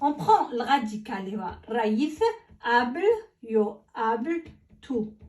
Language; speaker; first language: Spanish; non-native, fluent; Arabic